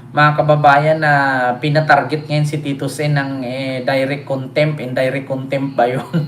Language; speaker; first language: Filipino; non-native, local second language; Cebuano